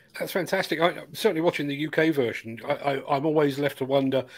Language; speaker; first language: English; native; English